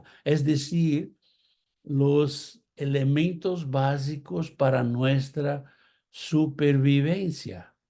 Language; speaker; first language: Spanish; non-native, fluent; Portuguese